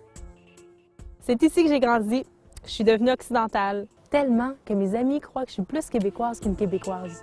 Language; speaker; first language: French; native; French